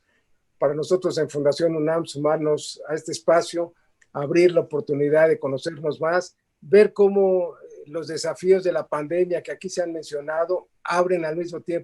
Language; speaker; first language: Spanish; native; Spanish